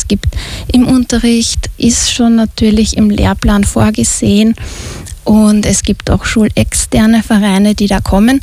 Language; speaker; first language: German; native; German